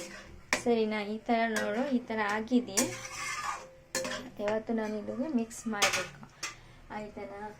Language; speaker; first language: Kannada; non-native, local second language; Bangla